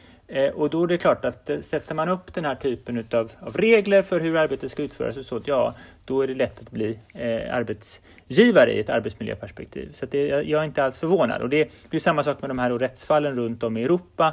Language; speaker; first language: Swedish; native; Swedish